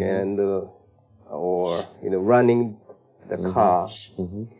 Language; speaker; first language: English; non-native, learner; Japanese